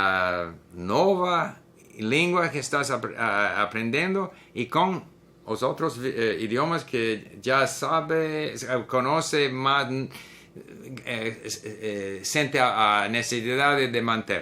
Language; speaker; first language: Portuguese; non-native, learner; English